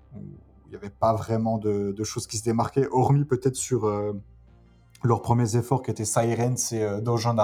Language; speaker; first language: French; native; French